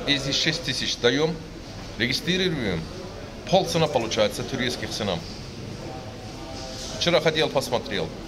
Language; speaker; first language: Russian; non-native, learner; Turkish